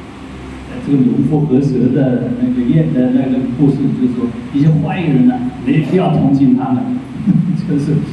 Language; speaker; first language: Chinese; native; Chinese